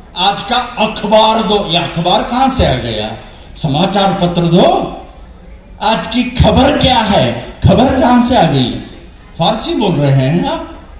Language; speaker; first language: Hindi; non-native, local second language; Konkani